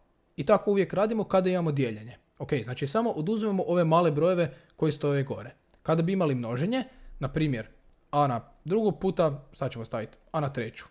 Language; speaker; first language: Croatian; native; Croatian